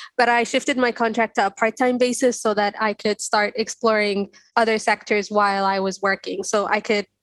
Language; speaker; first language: English; non-native, fluent; Arabic